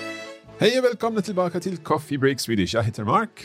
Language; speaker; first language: Swedish; non-native, learner; English